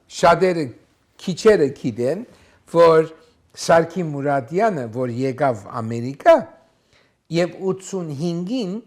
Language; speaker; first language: Armenian; early bilingual, heritage; Armenian